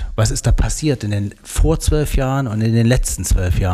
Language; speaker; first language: German; native; German